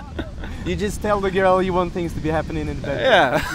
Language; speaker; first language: English; non-native, fluent; Swedish